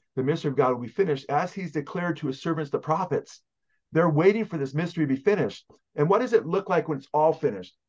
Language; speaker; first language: English; native; English